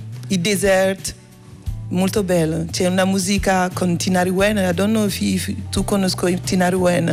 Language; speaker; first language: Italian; non-native, learner; Bambara